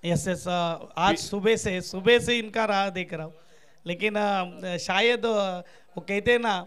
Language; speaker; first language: Hindi; non-native, local second language; Marathi